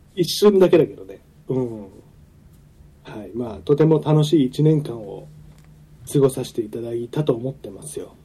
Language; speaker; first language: Japanese; native; Japanese